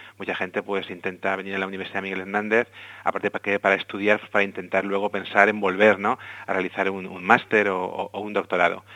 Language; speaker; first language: Spanish; native; Spanish